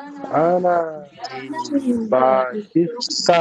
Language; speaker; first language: Arabic; non-native, learner; Bangla